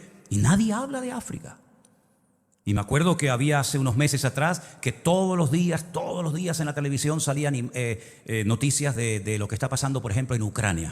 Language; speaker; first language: Spanish; native; Spanish